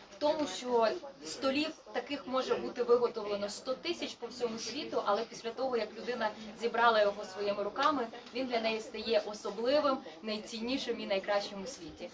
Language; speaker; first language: Ukrainian; native; Ukrainian